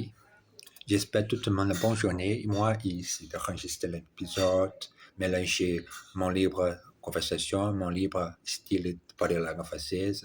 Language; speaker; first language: French; non-native, learner; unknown